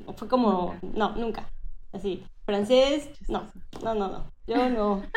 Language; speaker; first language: Spanish; native; Spanish